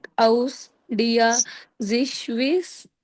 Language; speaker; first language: German; non-native, learner; Urdu